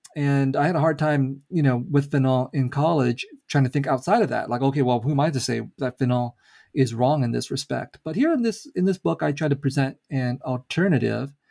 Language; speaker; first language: English; early bilingual, other home language; Vietnamese